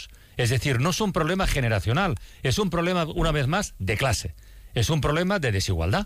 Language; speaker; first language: Spanish; native; Spanish